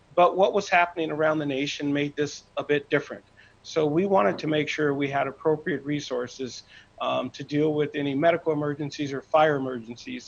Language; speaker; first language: English; native; English